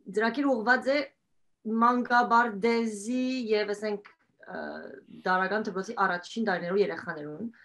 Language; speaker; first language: Armenian; early bilingual, heritage; Armenian